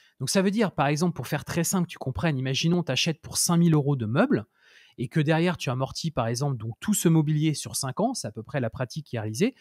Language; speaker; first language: French; native; French